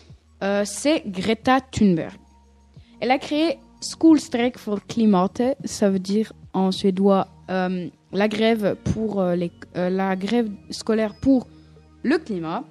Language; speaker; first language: French; native; French